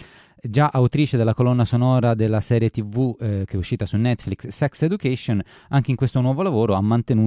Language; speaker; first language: Italian; native; Italian